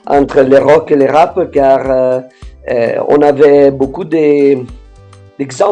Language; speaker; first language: French; non-native, fluent; Italian